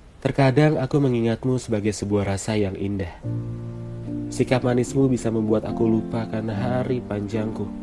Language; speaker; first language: Indonesian; native; Indonesian